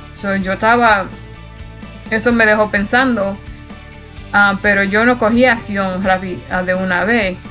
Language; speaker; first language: Spanish; early bilingual, heritage; Spanish